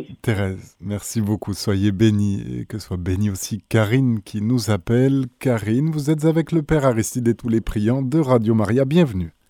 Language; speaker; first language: French; native; French